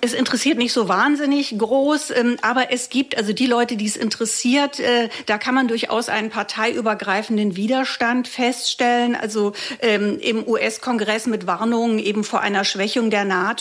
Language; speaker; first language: German; native; German